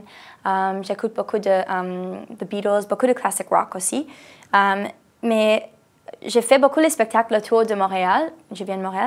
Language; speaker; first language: French; non-native, local second language; English